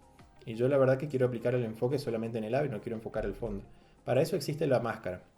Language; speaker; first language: Spanish; native; Spanish